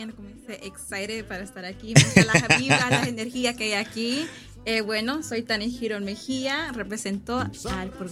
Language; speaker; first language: Spanish; early bilingual, heritage; Spanish